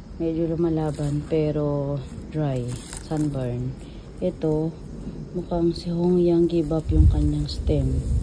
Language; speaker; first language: Filipino; native; Filipino